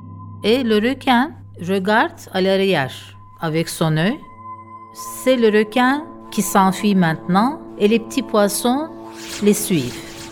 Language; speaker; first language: French; non-native, fluent; Turkish